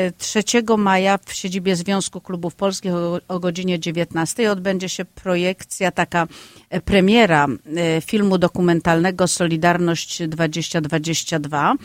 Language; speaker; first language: Polish; native; Polish